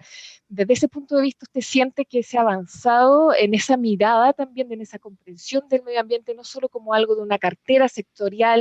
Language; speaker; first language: Spanish; native; Spanish